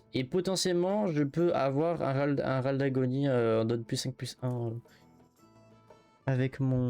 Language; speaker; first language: French; native; French